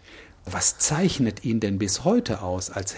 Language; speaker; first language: German; native; German